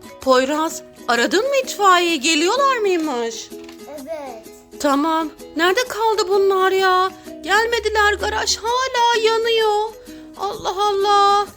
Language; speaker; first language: Turkish; native; Turkish